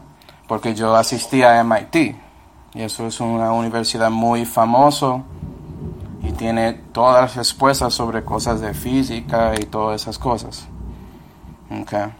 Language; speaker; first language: Spanish; non-native, fluent; English